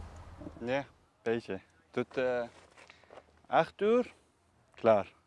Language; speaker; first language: Dutch; non-native, learner; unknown